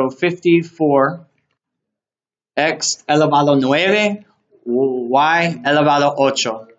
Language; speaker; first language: Spanish; non-native, learner; English